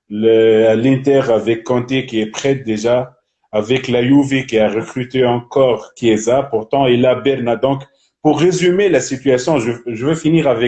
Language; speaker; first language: French; non-native, local second language; Arabic